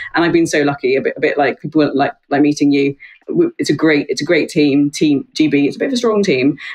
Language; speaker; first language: English; native; English